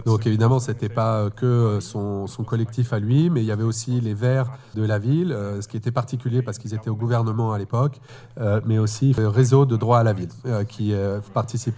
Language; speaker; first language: French; native; French